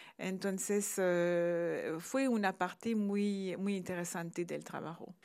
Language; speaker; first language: Spanish; non-native, fluent; French